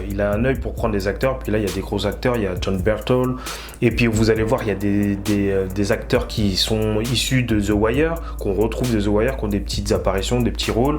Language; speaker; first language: French; native; French